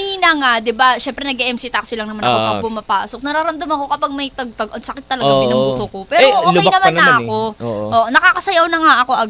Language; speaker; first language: Filipino; native; Filipino